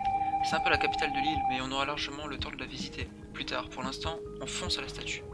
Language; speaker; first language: French; native; French